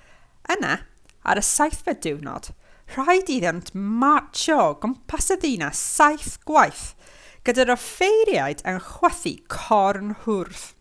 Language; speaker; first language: Welsh; non-native, local second language; English